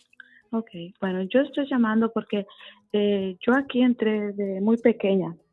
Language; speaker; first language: Spanish; early bilingual, other home language; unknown